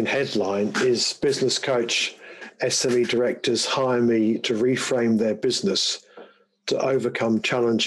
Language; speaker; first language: English; native; English